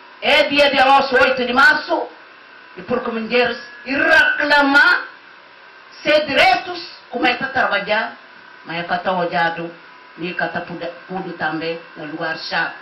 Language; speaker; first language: Portuguese; non-native, learner; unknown